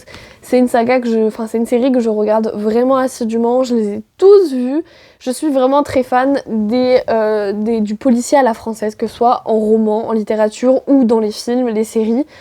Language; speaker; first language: French; native; French